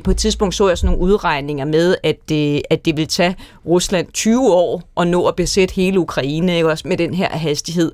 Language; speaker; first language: Danish; native; Danish